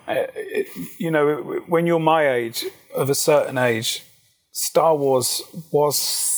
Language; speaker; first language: English; native; English